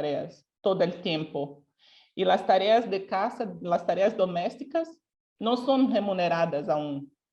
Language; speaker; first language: Spanish; non-native, local second language; Portuguese